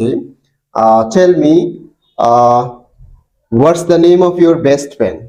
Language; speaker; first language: English; non-native, fluent; Bangla